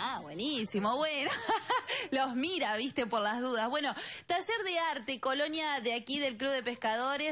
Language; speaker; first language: Spanish; native; Spanish